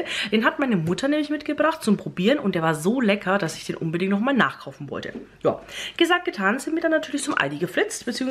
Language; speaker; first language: German; native; German